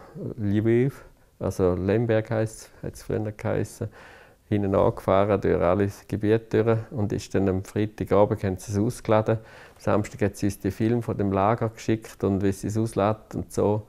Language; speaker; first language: German; native; German